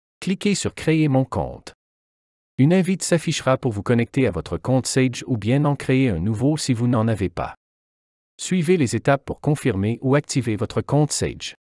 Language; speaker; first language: French; native; French